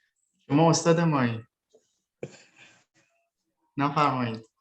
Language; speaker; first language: Persian; early bilingual, other home language; Indonesian